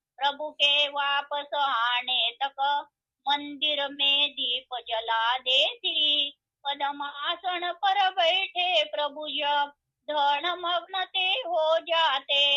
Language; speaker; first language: Hindi; non-native, local second language; Marathi